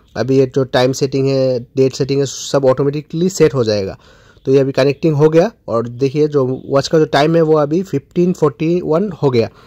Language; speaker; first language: Hindi; non-native, local second language; Bangla